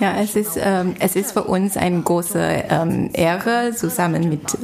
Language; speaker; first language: German; non-native, fluent; Chinese